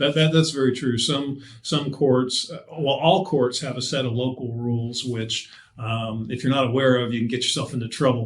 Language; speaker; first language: English; native; English